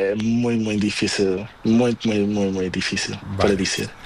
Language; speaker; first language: Spanish; non-native, learner; Portuguese